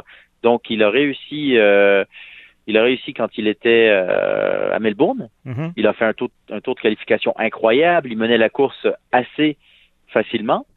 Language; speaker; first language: French; native; French